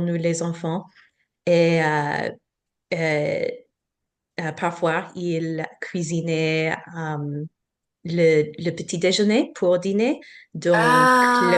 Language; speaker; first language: French; non-native, learner; English